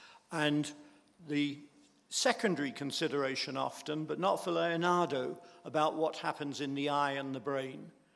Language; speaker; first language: English; native; English